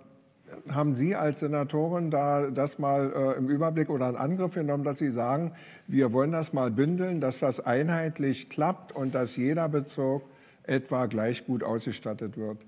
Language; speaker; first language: German; native; German